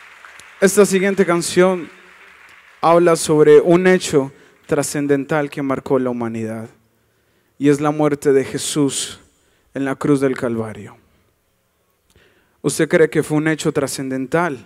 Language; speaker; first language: Spanish; native; Spanish